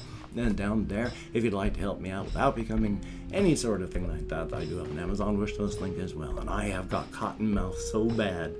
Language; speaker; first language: English; native; English